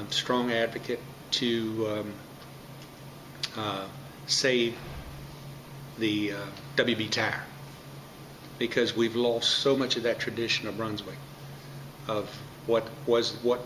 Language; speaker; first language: English; native; English